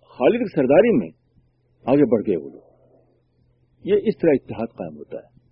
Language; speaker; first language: Urdu; native; Urdu